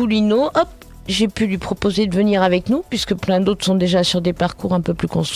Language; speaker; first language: French; native; French